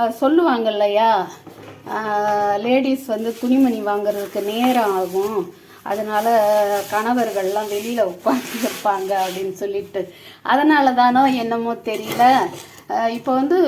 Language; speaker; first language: Tamil; native; Tamil